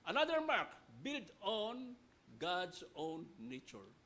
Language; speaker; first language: English; non-native, local second language; Filipino